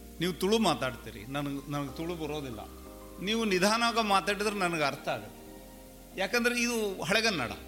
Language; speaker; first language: Kannada; native; Kannada